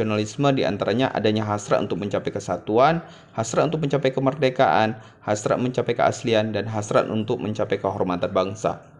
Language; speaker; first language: Indonesian; native; Indonesian